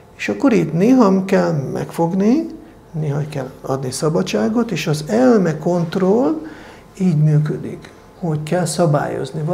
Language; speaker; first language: Hungarian; non-native, fluent; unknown